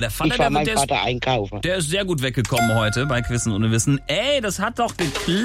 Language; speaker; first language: German; native; German